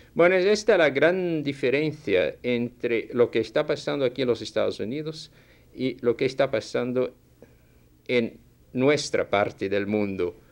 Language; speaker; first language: Spanish; non-native, fluent; Portuguese